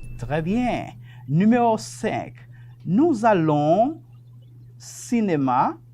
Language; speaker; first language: French; non-native, fluent; Spanish